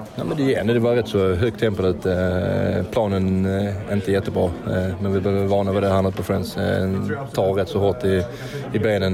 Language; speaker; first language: Swedish; native; Swedish